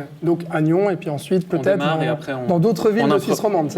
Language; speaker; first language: French; native; French